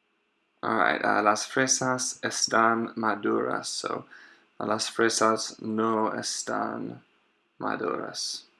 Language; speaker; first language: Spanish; non-native, fluent; English